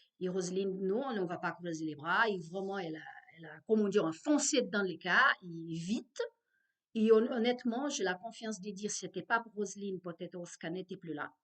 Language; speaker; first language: French; non-native, fluent; Portuguese